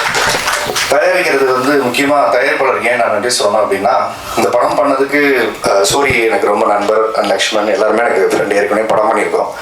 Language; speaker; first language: Tamil; native; Tamil